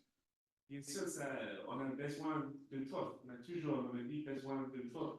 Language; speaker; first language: French; non-native, fluent; English